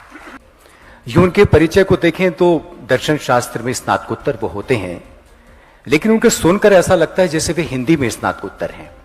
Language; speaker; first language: Hindi; native; Hindi